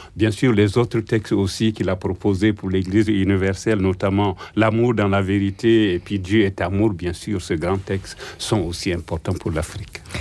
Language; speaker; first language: French; non-native, local second language; Bambara